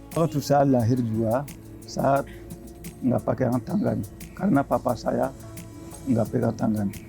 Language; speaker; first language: Indonesian; non-native, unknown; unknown